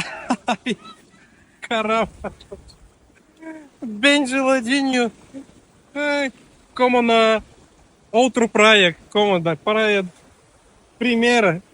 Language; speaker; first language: Portuguese; non-native, learner; Russian